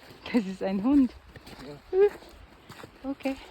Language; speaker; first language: German; non-native, learner; Filipino